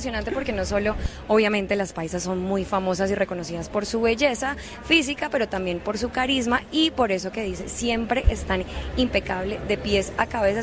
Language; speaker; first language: Spanish; native; Spanish